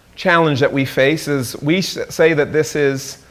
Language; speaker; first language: English; native; English